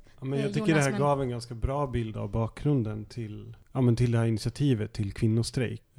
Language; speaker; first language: Swedish; native; Swedish